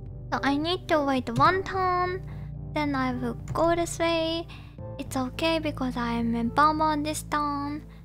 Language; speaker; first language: English; non-native, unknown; Japanese